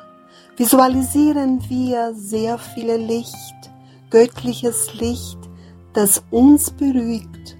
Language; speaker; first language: German; non-native, fluent; Portuguese